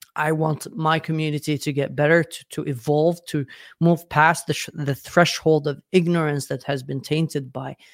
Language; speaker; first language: English; non-native, fluent; Arabic